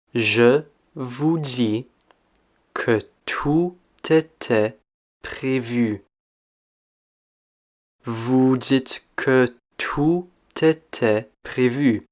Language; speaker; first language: French; non-native, fluent; English